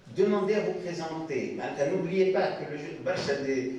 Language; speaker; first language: French; non-native, local second language; Arabic